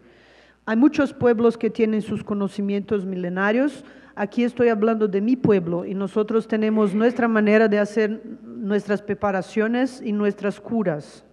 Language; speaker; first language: Spanish; non-native, fluent; Portuguese